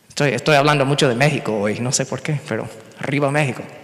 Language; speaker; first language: Spanish; non-native, fluent; English